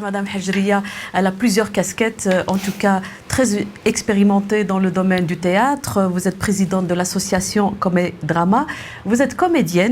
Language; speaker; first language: French; native; French